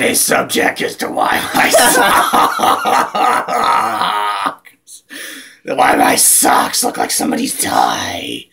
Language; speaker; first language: English; native; English